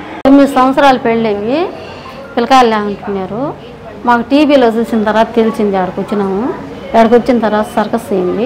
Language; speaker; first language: Telugu; native; Telugu